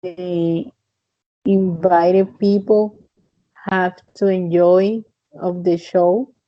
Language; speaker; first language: English; non-native, fluent; Spanish